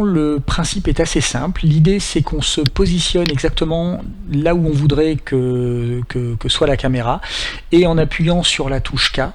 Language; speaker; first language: French; native; French